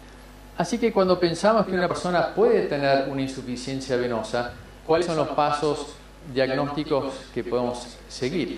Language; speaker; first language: Spanish; native; Spanish